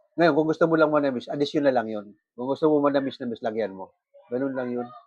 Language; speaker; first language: Filipino; non-native, local second language; Bikol